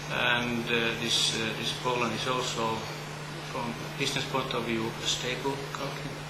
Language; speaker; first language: English; non-native, learner; Polish